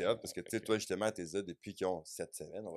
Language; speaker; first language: French; native; French